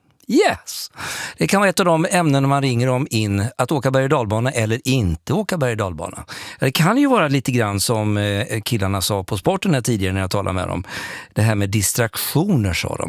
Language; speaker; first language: Swedish; native; Swedish